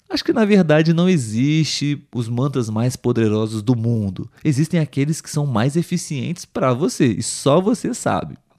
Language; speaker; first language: Portuguese; native; Portuguese